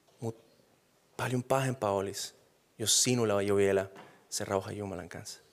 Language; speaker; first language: Finnish; non-native, fluent; Spanish